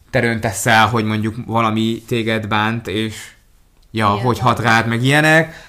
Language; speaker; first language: Hungarian; early bilingual, other home language; Hebrew